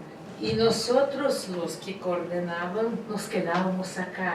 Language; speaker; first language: Spanish; non-native, fluent; Portuguese